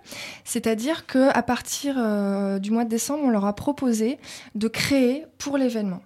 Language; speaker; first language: French; native; French